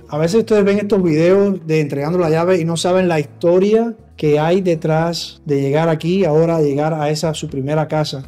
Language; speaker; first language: Spanish; native; Spanish